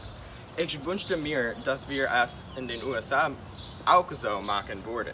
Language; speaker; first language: German; non-native, learner; English